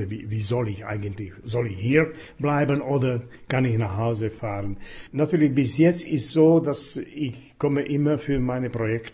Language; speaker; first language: German; non-native, fluent; Slovak